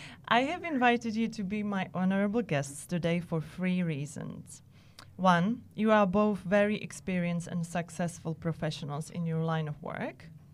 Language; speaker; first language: English; non-native, fluent; Czech